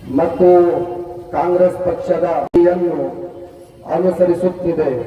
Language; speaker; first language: Kannada; non-native, local second language; Urdu